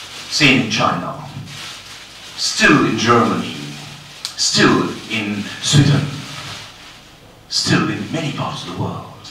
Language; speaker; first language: English; non-native, local second language; Bangla